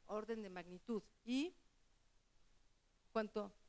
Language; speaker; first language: Spanish; native; Spanish